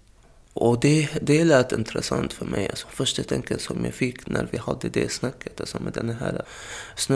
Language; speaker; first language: Swedish; non-native, fluent; Arabic